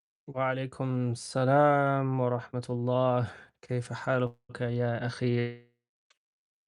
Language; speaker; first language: Arabic; non-native, fluent; English